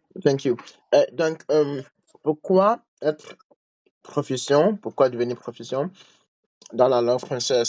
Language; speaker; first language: French; non-native, learner; English